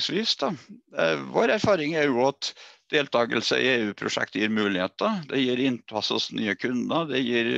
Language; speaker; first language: Norwegian; native; Norwegian